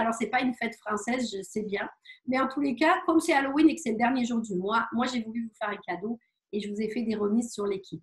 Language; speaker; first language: French; native; French